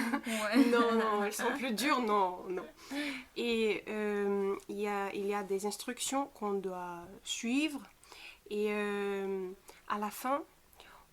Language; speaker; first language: French; non-native, fluent; Bulgarian